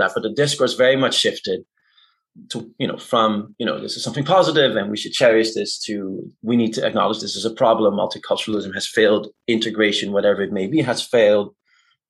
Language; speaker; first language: English; non-native, fluent; Dutch